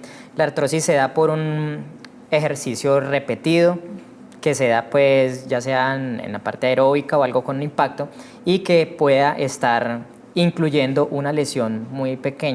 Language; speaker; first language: Spanish; native; Spanish